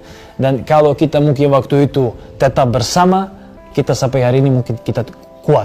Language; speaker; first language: Indonesian; non-native, fluent; Serbian